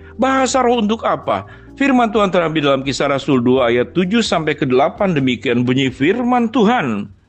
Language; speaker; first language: Indonesian; native; Indonesian